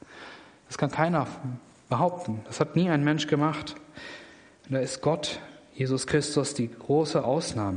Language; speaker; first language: German; native; German